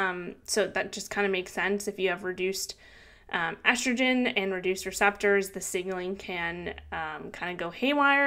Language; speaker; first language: English; native; English